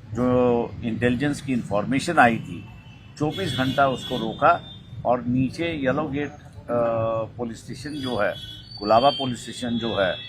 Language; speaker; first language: Hindi; non-native, local second language; Marathi